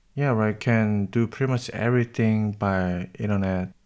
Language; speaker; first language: English; non-native, learner; Korean